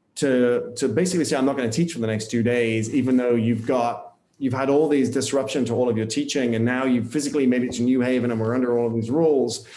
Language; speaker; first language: English; native; English